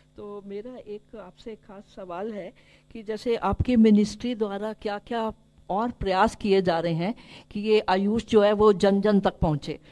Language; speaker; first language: Hindi; non-native, local second language; Assamese